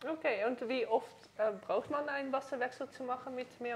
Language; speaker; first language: German; non-native, learner; Dutch